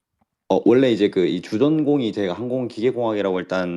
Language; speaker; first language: Korean; native; Korean